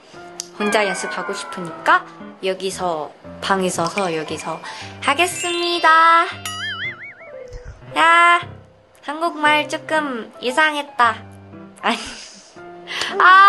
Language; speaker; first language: Korean; non-native, learner; Thai